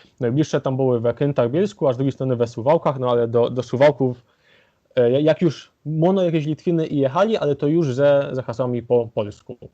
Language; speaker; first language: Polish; native; Polish